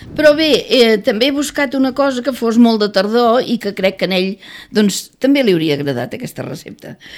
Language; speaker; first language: Catalan; native; Catalan